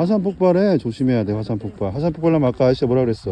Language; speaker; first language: Korean; native; Korean